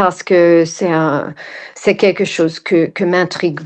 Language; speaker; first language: French; non-native, learner; English